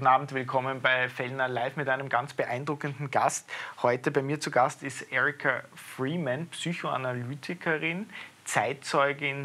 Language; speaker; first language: German; native; German